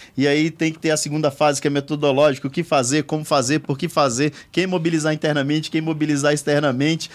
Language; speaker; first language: Portuguese; native; Portuguese